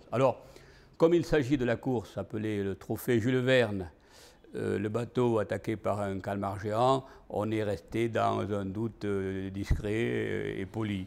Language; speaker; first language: French; native; French